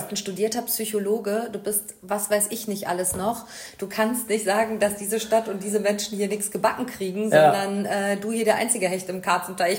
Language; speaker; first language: German; native; German